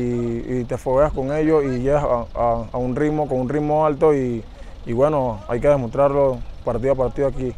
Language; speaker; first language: Spanish; native; Spanish